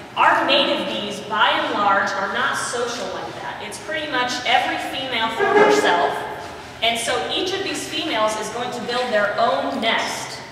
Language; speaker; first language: English; native; English